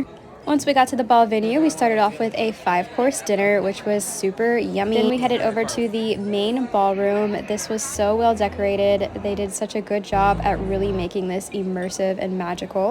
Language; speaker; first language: English; native; English